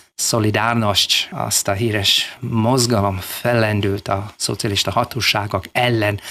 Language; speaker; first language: Hungarian; non-native, fluent; English